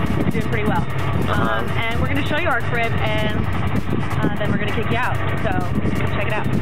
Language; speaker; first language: English; native; English